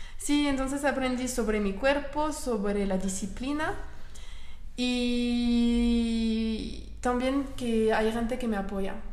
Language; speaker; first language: Spanish; non-native, learner; French